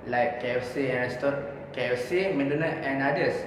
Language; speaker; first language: English; non-native, learner; Malay